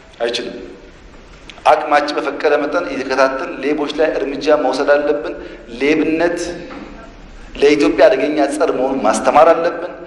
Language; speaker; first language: Amharic; non-native, local second language; Oromo